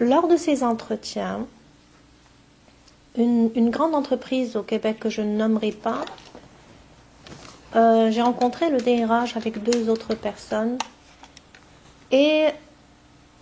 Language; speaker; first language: French; non-native, local second language; Arabic